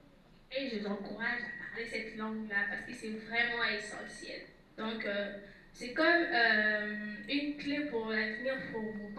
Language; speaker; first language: French; non-native, local second language; Lingala